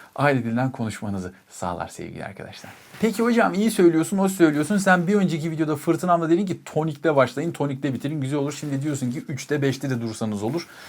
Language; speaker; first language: Turkish; native; Turkish